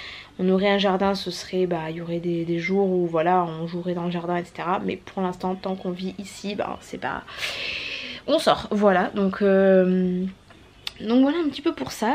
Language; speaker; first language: French; native; French